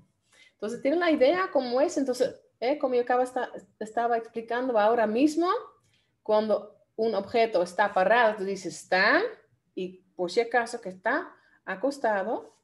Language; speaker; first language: Spanish; non-native, fluent; Dutch